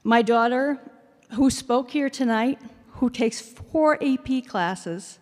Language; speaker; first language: English; early bilingual, other home language; Finnish